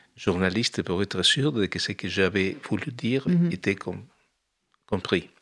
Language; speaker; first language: French; non-native, fluent; Spanish